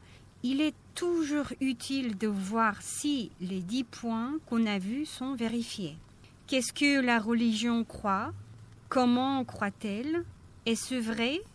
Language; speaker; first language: French; non-native, fluent; Korean